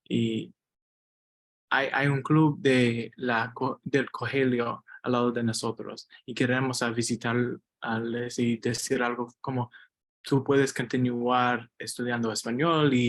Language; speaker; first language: Spanish; non-native, learner; English